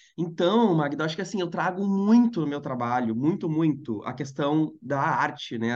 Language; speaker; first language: Portuguese; native; Portuguese